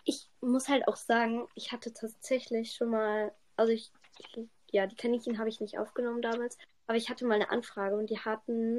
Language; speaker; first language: German; native; German